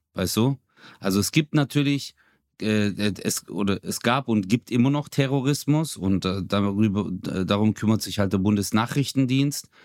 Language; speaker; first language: German; early bilingual, other home language; Turkish